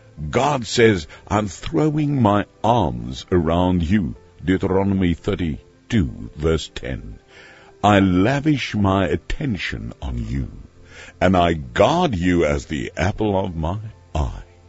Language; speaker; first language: English; non-native, local second language; Afrikaans